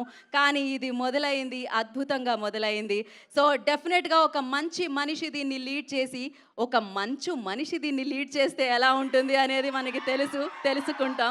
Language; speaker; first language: Telugu; native; Telugu